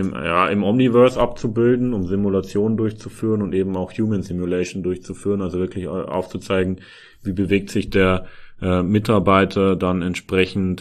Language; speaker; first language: German; native; German